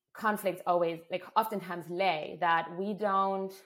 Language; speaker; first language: English; non-native, fluent; German